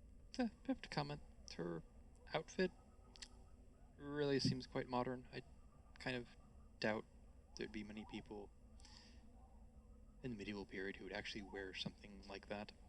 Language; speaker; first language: English; native; English